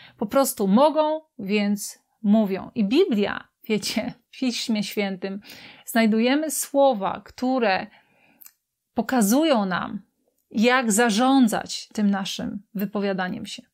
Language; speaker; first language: Polish; native; Polish